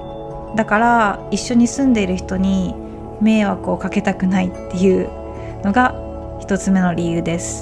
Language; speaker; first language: Japanese; native; Japanese